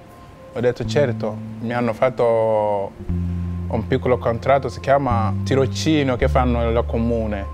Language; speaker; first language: Italian; non-native, learner; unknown